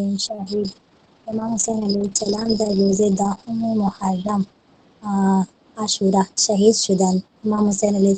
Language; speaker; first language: Persian; non-native, learner; Urdu